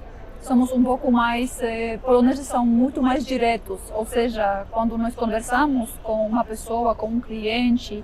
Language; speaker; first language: Portuguese; non-native, fluent; Polish